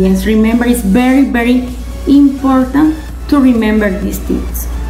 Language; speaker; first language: English; non-native, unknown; Spanish